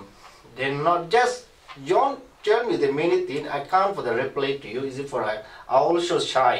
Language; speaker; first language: English; non-native, learner; Rohingya